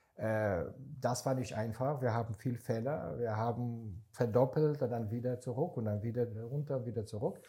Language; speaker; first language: German; non-native, fluent; Hebrew